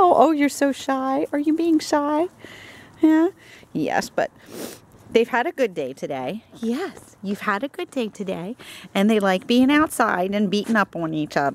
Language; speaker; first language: English; native; English